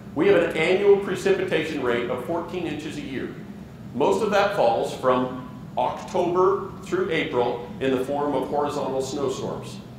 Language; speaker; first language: English; native; English